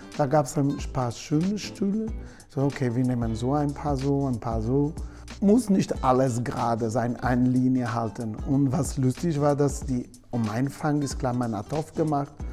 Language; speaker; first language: German; non-native, learner; Portuguese